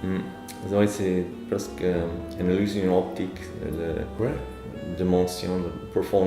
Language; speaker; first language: French; non-native, fluent; English